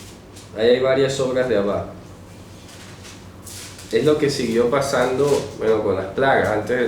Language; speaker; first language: Spanish; native; Spanish